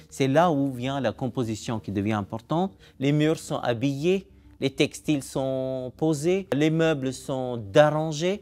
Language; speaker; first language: French; non-native, fluent; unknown